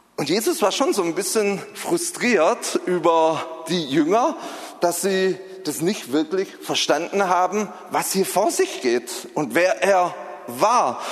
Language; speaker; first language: German; native; German